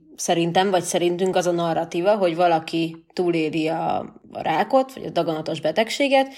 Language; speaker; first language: Hungarian; native; Hungarian